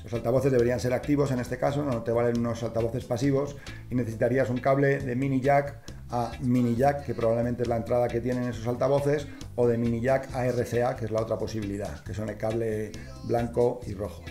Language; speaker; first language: Spanish; native; Spanish